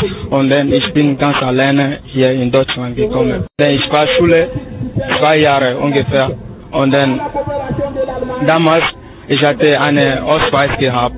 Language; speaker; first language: German; non-native, learner; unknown